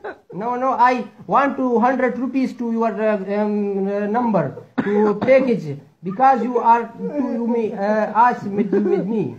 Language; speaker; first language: English; non-native, learner; Urdu